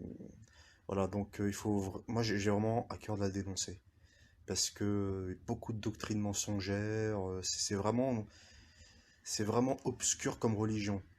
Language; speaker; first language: French; early bilingual, other home language; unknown